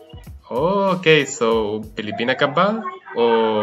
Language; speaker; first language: Filipino; non-native, learner; Spanish